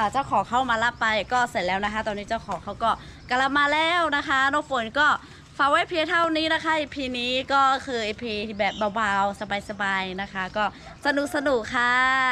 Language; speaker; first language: Thai; non-native, local second language; Lahu